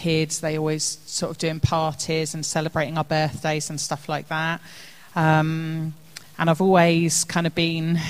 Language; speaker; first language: English; native; English